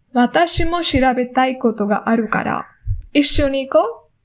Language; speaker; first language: Japanese; non-native, learner; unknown